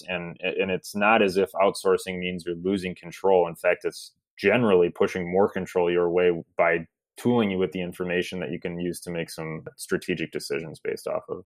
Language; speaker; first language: English; native; English